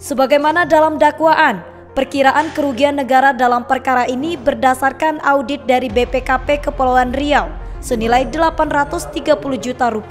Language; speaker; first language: Indonesian; native; Indonesian